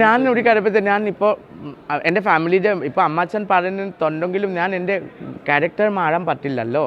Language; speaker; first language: Malayalam; non-native, fluent; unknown